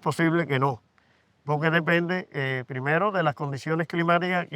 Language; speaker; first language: Spanish; native; Spanish